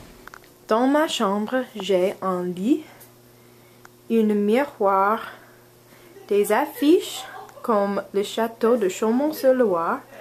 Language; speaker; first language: French; non-native, learner; English